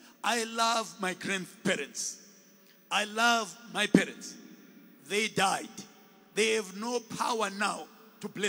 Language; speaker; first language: English; non-native, local second language; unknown